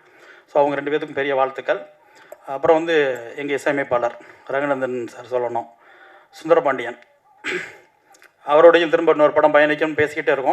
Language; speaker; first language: Tamil; native; Tamil